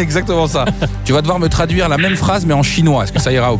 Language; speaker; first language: French; native; French